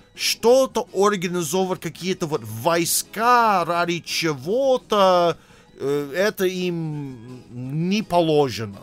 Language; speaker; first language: Russian; non-native, fluent; English